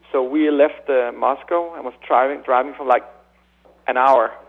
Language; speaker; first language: English; non-native, fluent; Danish